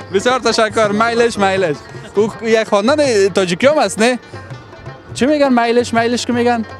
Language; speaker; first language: Persian; native; Persian